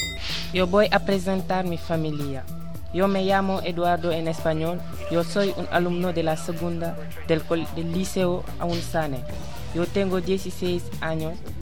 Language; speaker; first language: Spanish; non-native, learner; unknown